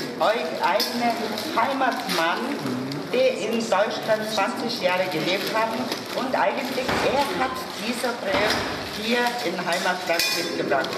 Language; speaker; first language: German; non-native, learner; Mongolian